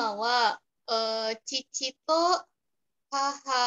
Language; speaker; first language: Japanese; non-native, learner; Indonesian